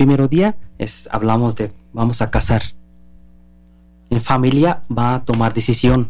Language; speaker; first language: Spanish; non-native, learner; Bangla